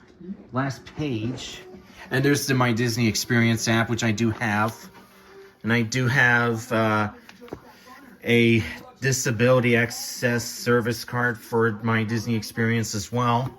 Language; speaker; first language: English; native; English